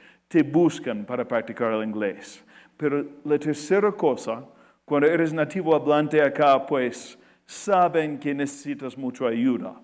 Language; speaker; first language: Spanish; non-native, fluent; English